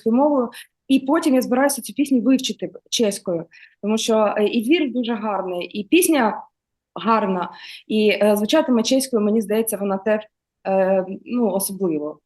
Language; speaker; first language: Ukrainian; native; Ukrainian